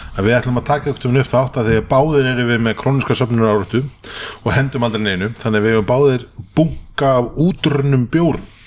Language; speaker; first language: Icelandic; native; Icelandic